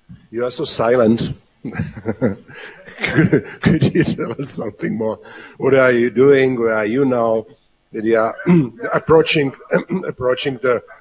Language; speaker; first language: English; non-native, fluent; Czech